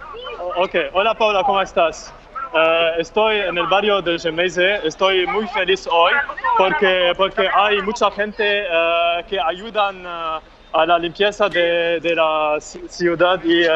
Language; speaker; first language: Spanish; non-native, fluent; Arabic